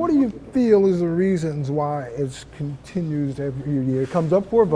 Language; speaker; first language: English; native; English